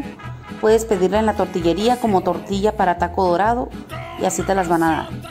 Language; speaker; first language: Spanish; native; Spanish